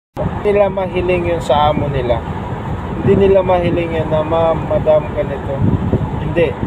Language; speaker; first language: Filipino; non-native, local second language; Cebuano